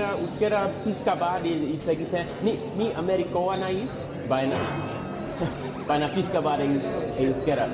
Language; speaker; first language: Basque; non-native, learner; English